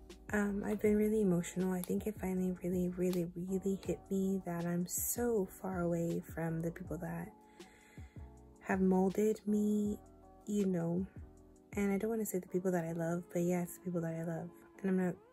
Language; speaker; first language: English; early bilingual, other home language; Spanish